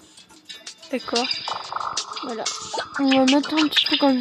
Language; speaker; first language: French; native; French